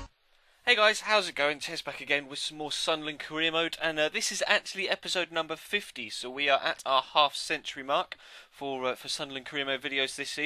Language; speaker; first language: English; native; English